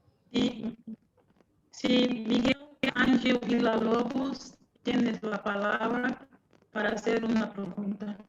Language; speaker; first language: Spanish; non-native, fluent; Portuguese